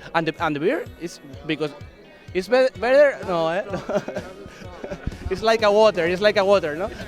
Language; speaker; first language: English; non-native, learner; Spanish